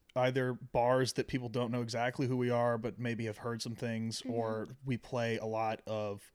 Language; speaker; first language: English; native; English